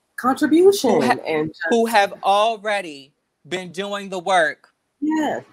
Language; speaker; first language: English; native; English